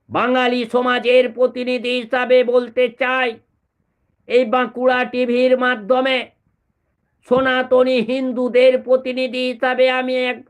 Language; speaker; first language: Bangla; native; Bangla